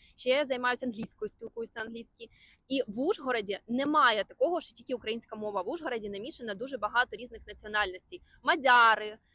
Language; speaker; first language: Ukrainian; non-native, local second language; Russian